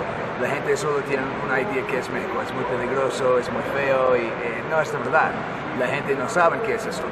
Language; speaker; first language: Spanish; non-native, learner; English